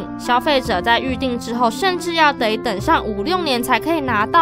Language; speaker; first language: Chinese; native; Chinese